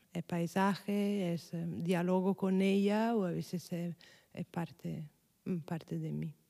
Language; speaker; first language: Spanish; non-native, fluent; Italian